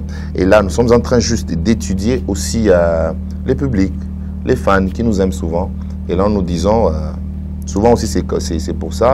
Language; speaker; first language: French; non-native, local second language; Swahili